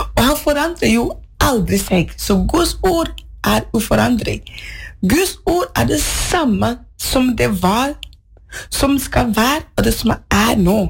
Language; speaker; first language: Norwegian; non-native, fluent; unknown